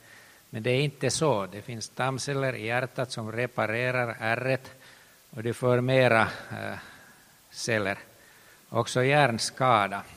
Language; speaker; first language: Swedish; non-native, local second language; Finnish